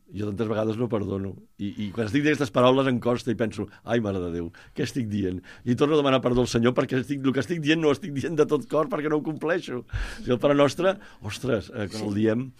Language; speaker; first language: Catalan; native; Catalan